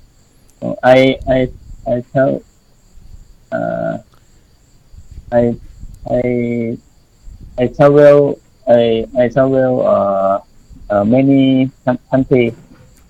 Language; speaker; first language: English; non-native, learner; Thai